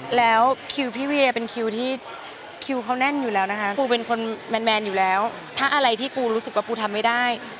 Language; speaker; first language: Thai; native; Thai